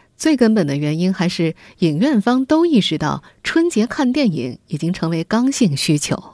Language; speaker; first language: Chinese; native; Chinese